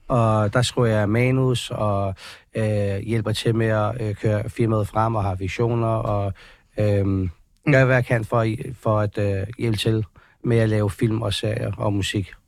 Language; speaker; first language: Danish; early bilingual, other home language; Persian